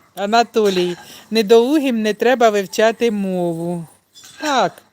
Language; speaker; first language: Ukrainian; native; Ukrainian